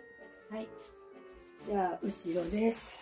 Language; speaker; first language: Japanese; native; Japanese